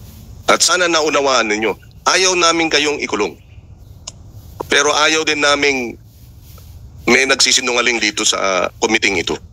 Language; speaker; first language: Filipino; native; Filipino